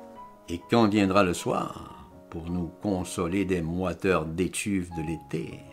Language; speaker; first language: French; native; French